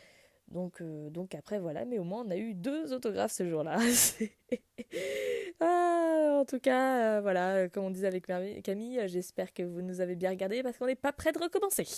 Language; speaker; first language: French; native; French